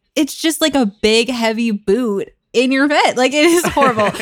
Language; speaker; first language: English; native; English